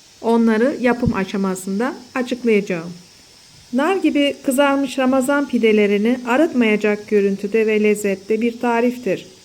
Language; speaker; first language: Turkish; native; Turkish